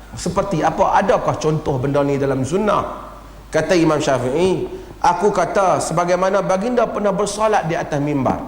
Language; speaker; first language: Malay; native; Malay